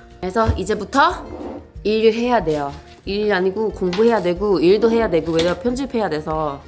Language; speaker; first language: Korean; non-native, fluent; English